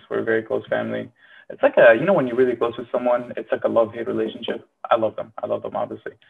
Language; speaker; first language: English; non-native, fluent; Arabic